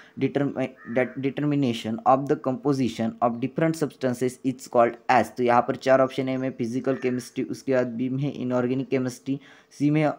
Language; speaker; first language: Hindi; non-native, local second language; Marathi